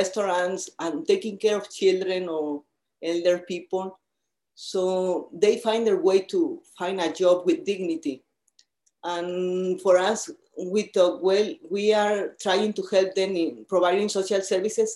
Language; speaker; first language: English; non-native, fluent; Spanish